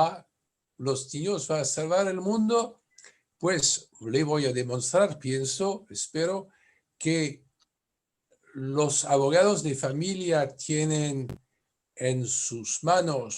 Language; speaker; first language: Spanish; non-native, fluent; French